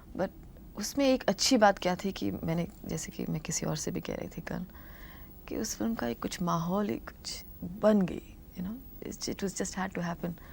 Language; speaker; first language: Hindi; non-native, local second language; Telugu